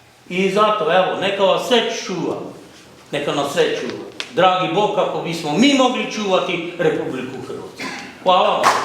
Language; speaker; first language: Croatian; native; Croatian